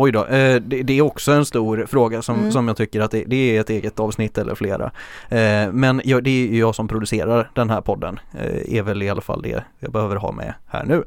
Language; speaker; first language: Swedish; native; Swedish